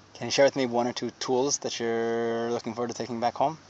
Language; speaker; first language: English; native; English